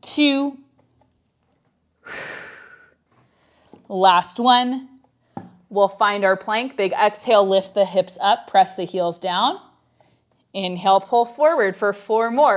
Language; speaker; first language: English; native; English